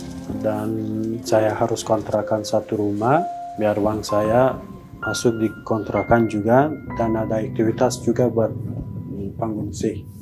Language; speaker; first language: Indonesian; non-native, learner; Persian